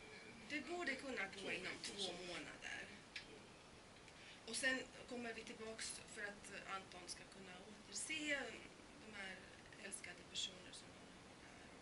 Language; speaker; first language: Swedish; non-native, fluent; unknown